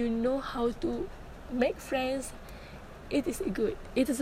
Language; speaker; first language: English; non-native, learner; Malay